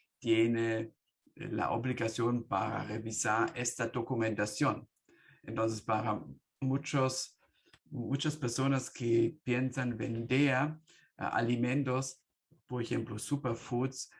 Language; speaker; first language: Spanish; non-native, fluent; German